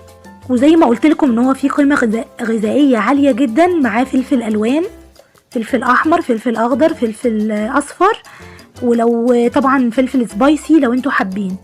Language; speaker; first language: Arabic; native; Arabic